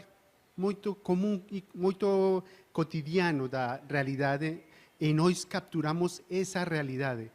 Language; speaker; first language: Portuguese; non-native, learner; Spanish